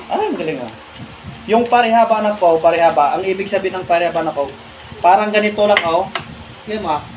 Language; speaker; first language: Filipino; non-native, local second language; Iloko